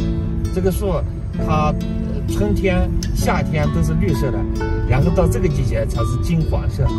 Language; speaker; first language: Chinese; native; Chinese